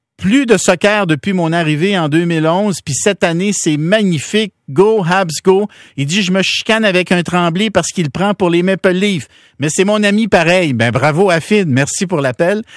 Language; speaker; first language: French; native; French